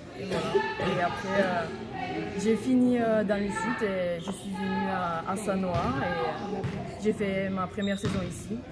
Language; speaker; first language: French; non-native, fluent; Czech